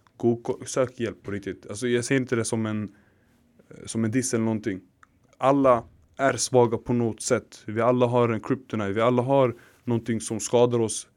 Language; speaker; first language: Swedish; early bilingual, other home language; Arabic